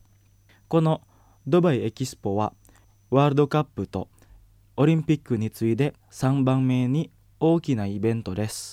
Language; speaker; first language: Japanese; non-native, fluent; Indonesian